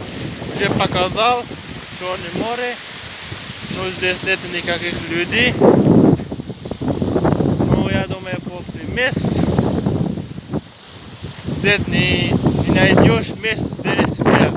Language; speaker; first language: Russian; non-native, learner; Tajik